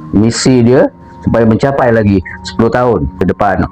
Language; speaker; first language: Malay; native; Malay